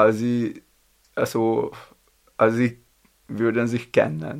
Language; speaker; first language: German; non-native, learner; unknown